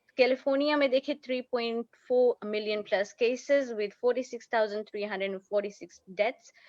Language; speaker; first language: Hindi; native; Hindi